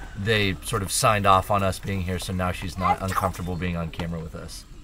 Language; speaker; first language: English; native; English